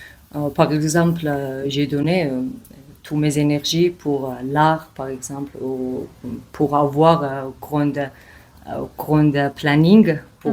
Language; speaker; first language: French; non-native, learner; Georgian